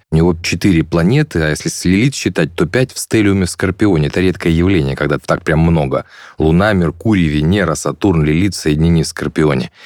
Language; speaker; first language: Russian; native; Russian